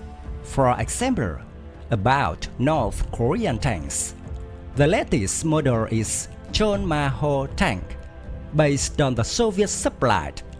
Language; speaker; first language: English; non-native, fluent; Vietnamese